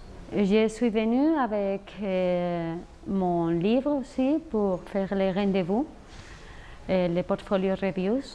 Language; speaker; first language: French; non-native, fluent; Spanish